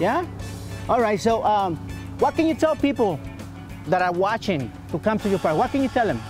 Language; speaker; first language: English; non-native, fluent; Spanish